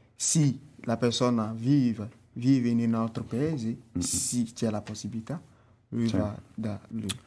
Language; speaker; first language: Italian; non-native, fluent; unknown